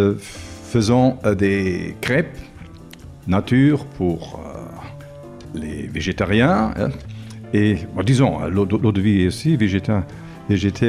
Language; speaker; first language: French; non-native, local second language; Luxembourgish